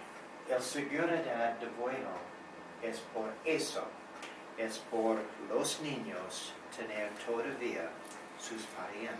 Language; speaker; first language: Spanish; non-native, learner; English